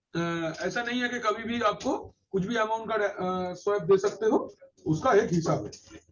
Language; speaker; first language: Hindi; non-native, local second language; Bangla